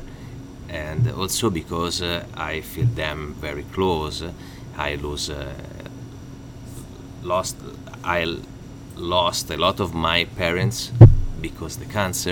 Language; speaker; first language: English; non-native, learner; Italian